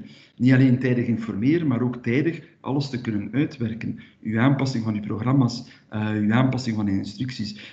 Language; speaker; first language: Dutch; native; Dutch